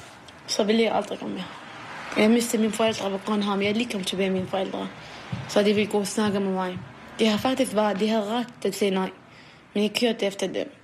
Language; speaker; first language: Danish; non-native, learner; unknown